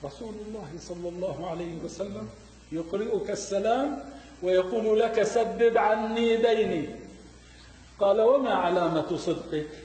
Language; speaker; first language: Arabic; native; Arabic